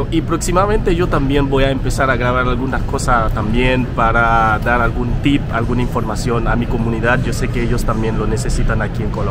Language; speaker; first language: Spanish; non-native, fluent; Haitian Creole